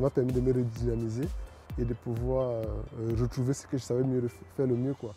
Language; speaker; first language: French; non-native, local second language; Kinyarwanda